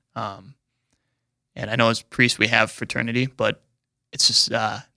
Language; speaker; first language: English; native; English